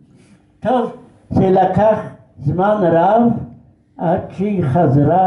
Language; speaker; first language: Hebrew; non-native, fluent; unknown